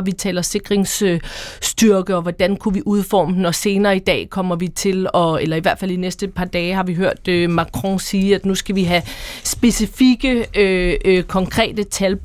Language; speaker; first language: Danish; native; Danish